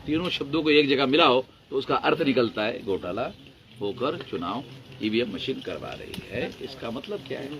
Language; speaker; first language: Hindi; non-native, local second language; Marathi